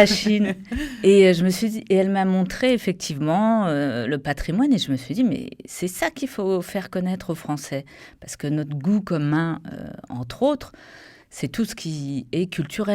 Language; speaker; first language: French; native; French